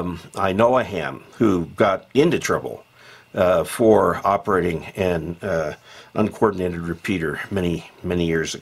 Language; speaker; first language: English; native; English